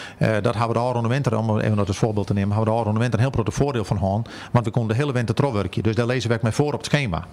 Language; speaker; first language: Dutch; non-native, local second language; Western Frisian